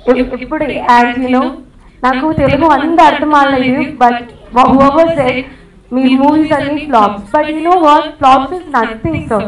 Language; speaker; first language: Telugu; non-native, learner; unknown